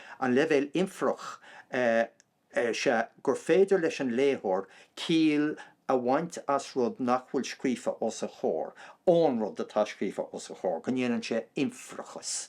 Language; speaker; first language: Irish; non-native, local second language; English